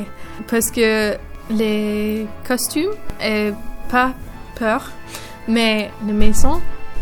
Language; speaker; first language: French; non-native, learner; English